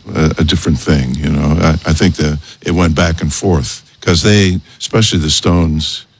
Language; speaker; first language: English; native; English